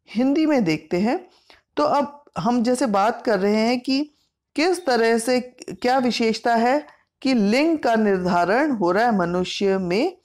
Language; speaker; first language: Hindi; native; Hindi